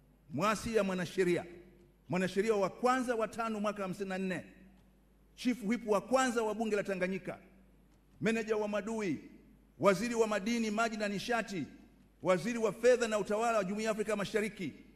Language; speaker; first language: Swahili; native; Swahili